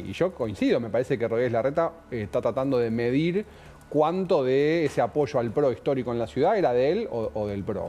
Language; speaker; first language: Spanish; native; Spanish